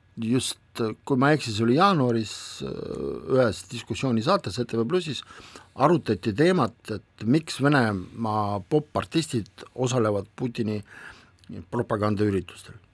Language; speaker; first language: Estonian; non-native, local second language; Russian